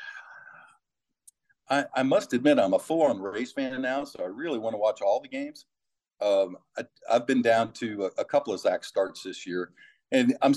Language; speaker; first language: English; native; English